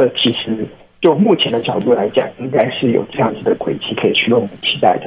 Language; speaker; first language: Chinese; native; Chinese